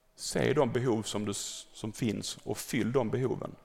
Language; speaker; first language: Swedish; native; Swedish